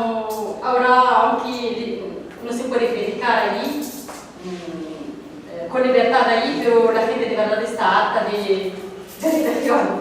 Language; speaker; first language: Spanish; non-native, learner; Arabic